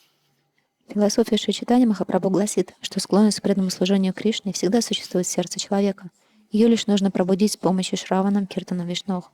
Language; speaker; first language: Russian; native; Russian